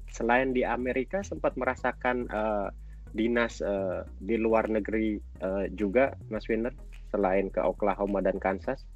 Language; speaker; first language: Indonesian; native; Indonesian